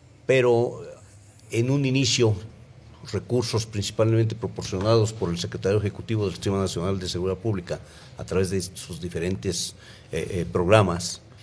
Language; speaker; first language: Spanish; native; Spanish